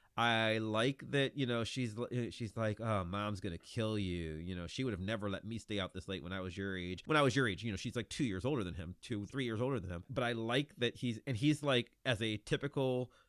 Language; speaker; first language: English; native; English